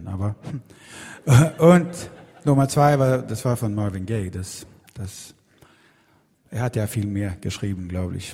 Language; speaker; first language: German; non-native, learner; Swedish